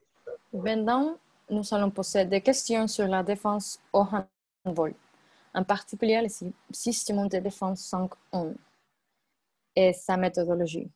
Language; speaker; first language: French; non-native, learner; Spanish